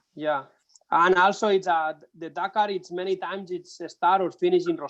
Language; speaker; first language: English; non-native, learner; Spanish